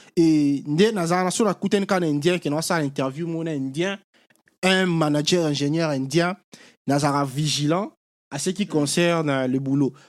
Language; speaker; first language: French; non-native, local second language; Lingala